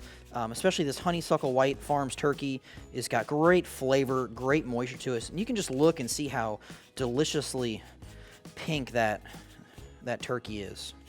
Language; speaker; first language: English; native; English